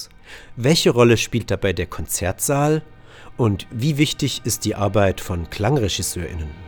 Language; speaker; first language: German; native; German